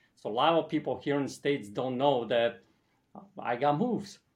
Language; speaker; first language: English; early bilingual, other home language; Polish